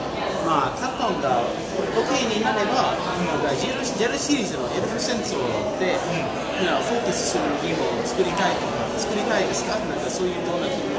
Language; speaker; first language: Japanese; non-native, fluent; English